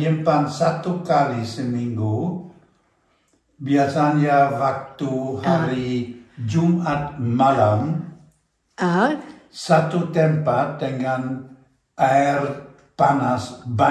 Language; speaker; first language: Indonesian; non-native, learner; German